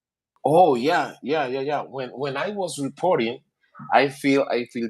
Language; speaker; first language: English; non-native, learner; Spanish